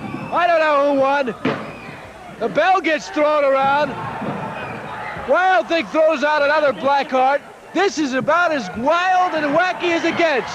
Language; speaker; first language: English; native; English